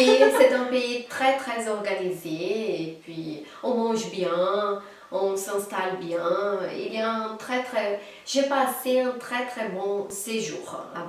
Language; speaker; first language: French; non-native, fluent; Portuguese